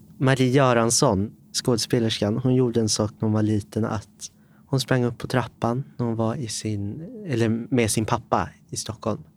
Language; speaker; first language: Swedish; native; Swedish